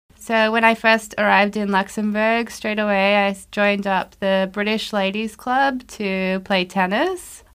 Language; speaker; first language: English; native; English